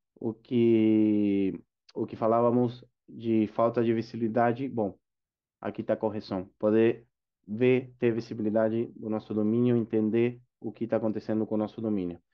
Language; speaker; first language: Portuguese; non-native, fluent; Spanish